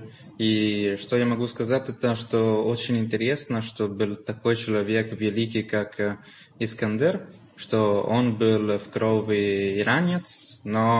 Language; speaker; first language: Russian; non-native, fluent; Italian